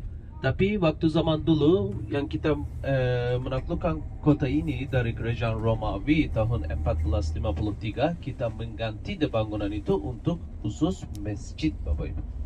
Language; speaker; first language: Indonesian; non-native, fluent; Turkish